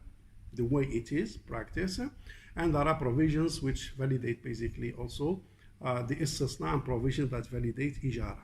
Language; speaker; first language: English; non-native, fluent; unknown